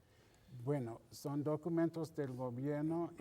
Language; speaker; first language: Spanish; non-native, fluent; English